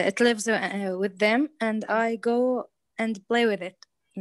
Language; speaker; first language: English; non-native, learner; Arabic